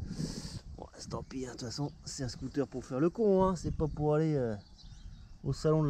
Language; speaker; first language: French; native; French